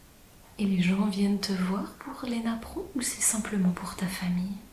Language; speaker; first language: French; native; French